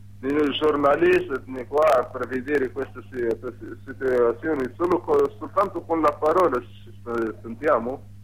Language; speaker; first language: Italian; non-native, learner; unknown